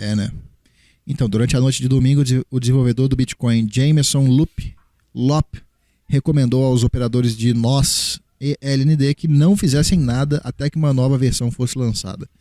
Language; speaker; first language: Portuguese; native; Portuguese